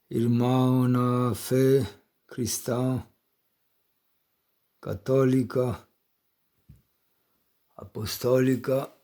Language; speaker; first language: Portuguese; non-native, fluent; Italian